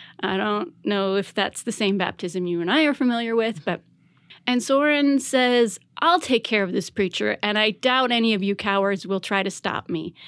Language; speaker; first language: English; native; English